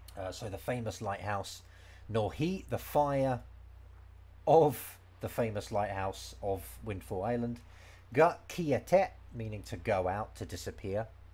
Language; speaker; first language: English; native; English